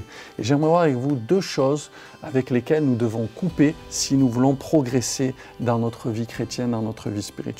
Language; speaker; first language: French; native; French